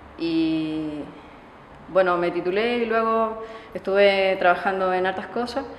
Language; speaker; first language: Spanish; native; Spanish